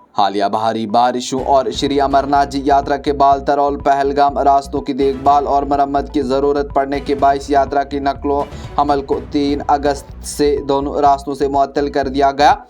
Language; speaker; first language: Urdu; non-native, local second language; Kashmiri